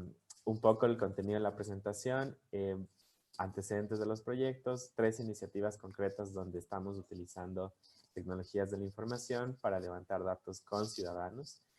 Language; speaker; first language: Spanish; native; Spanish